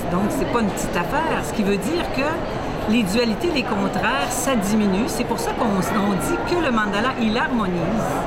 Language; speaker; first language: French; native; French